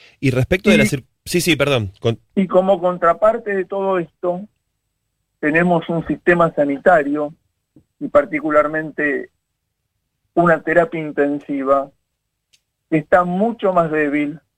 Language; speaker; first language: Spanish; native; Spanish